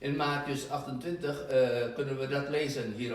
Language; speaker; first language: Dutch; non-native, fluent; Indonesian